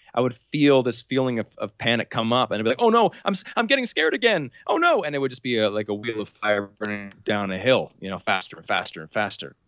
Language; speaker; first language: English; native; English